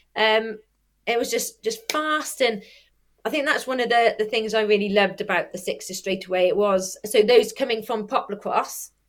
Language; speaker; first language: English; native; English